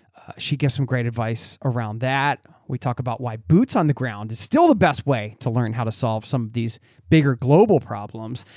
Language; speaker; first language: English; native; English